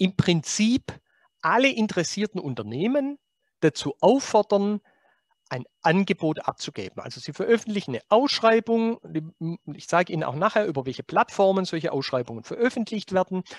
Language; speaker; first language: German; native; German